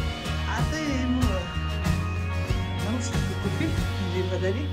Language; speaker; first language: Russian; non-native, learner; Mongolian